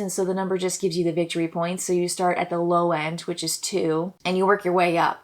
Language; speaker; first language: English; native; English